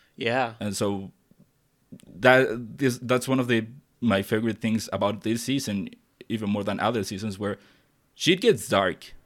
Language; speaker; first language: English; non-native, fluent; Spanish